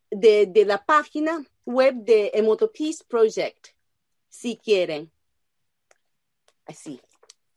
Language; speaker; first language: Spanish; non-native, learner; Japanese